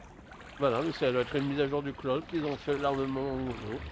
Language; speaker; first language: French; native; French